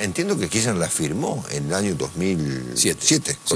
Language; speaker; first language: Spanish; native; Spanish